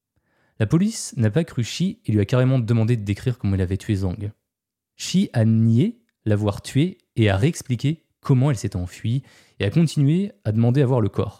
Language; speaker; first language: French; native; French